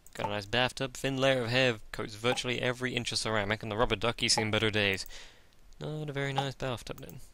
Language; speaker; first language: English; native; English